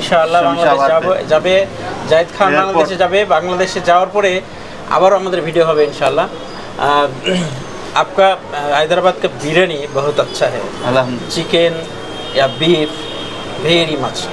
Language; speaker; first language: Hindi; non-native, learner; Bangla